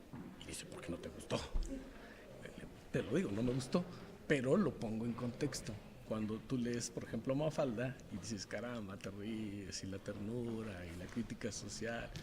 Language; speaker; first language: Spanish; native; Spanish